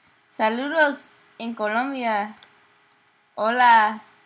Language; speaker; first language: Spanish; non-native, learner; English